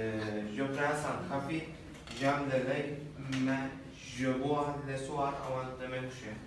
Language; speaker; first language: French; non-native, learner; Turkish